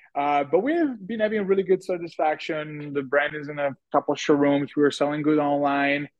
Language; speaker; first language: English; non-native, fluent; Italian